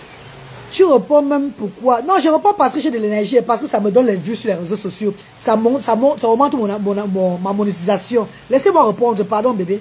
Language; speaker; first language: French; non-native, local second language; Lingala